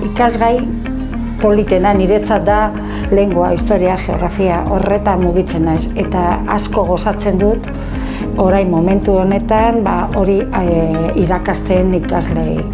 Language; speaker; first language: Basque; non-native, local second language; Spanish